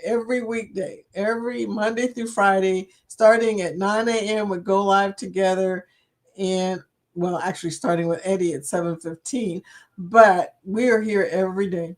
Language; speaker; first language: English; native; English